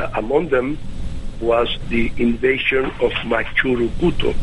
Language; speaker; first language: English; non-native, fluent; Spanish